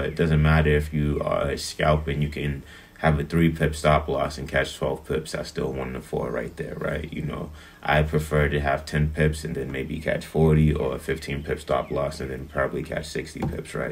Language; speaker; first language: English; native; English